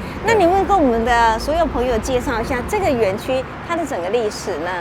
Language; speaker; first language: Chinese; native; Chinese